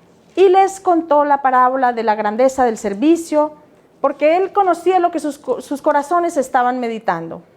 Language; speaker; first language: Spanish; native; Spanish